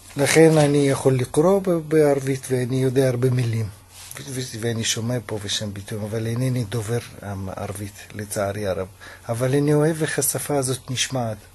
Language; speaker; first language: Hebrew; non-native, fluent; Russian